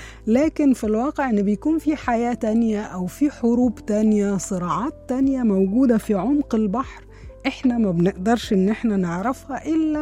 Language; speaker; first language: Arabic; native; Arabic